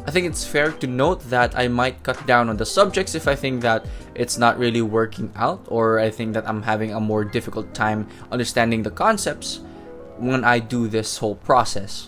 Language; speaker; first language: English; non-native, local second language; Filipino